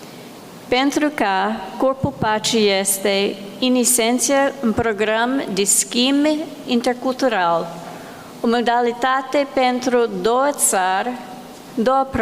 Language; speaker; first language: Romanian; non-native, learner; English